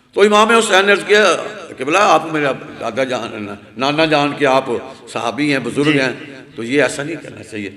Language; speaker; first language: Urdu; non-native, local second language; Punjabi